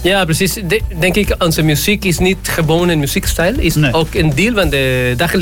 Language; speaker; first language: Dutch; non-native, learner; Spanish